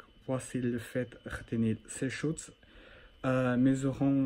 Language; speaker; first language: French; non-native, learner; Portuguese